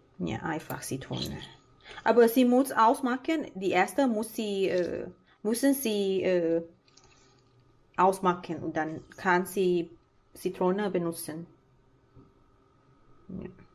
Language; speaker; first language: German; non-native, learner; Thai